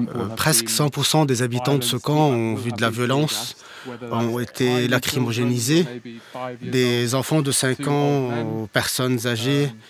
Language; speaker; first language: French; non-native, fluent; English